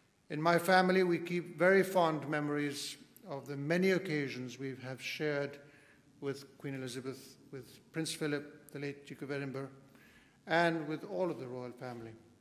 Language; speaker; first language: English; non-native, fluent; Spanish